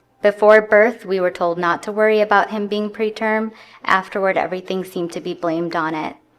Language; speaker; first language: English; native; English